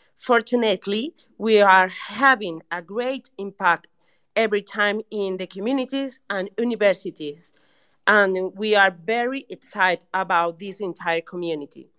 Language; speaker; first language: English; non-native, learner; Spanish